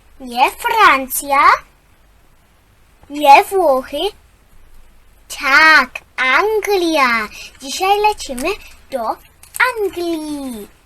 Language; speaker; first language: Polish; non-native, learner; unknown